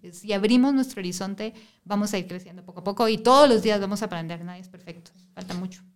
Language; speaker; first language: Spanish; native; Spanish